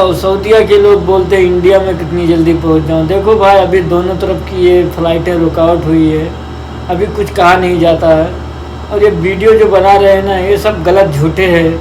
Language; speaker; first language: Hindi; non-native, local second language; Malayalam